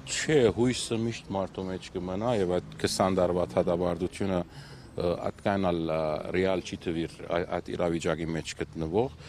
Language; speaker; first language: Armenian; early bilingual, heritage; Armenian